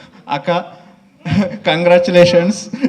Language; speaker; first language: Telugu; native; Telugu